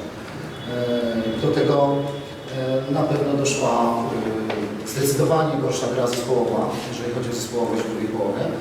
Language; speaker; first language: Polish; native; Polish